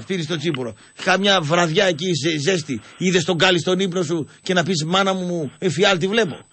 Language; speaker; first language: Greek; native; Greek